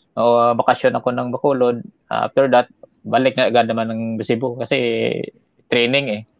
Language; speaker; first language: Filipino; non-native, local second language; Hiligaynon